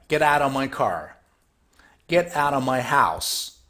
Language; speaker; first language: English; non-native, fluent; Turkish